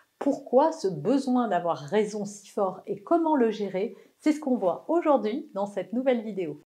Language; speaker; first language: French; native; French